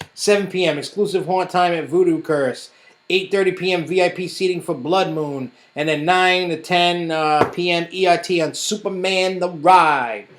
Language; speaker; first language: English; native; English